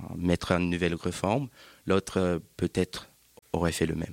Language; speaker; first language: French; non-native, learner; English